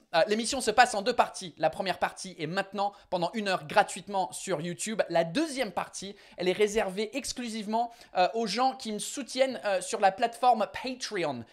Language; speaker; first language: French; non-native, fluent; English